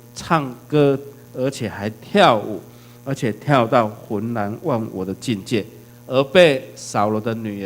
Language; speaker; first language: Chinese; native; Chinese